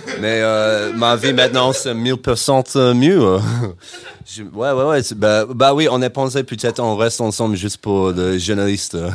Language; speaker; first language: French; non-native, learner; English